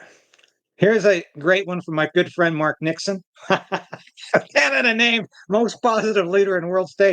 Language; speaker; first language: English; native; English